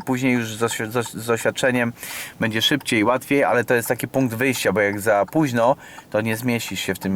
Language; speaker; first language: Polish; native; Polish